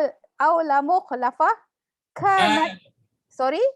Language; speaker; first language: Arabic; non-native, learner; Malay